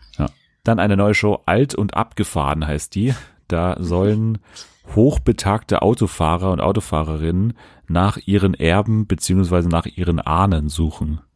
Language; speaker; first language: German; native; German